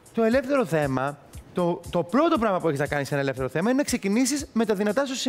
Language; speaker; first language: Greek; native; Greek